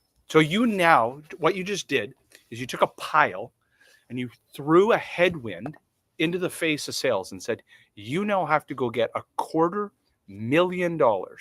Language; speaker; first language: English; native; English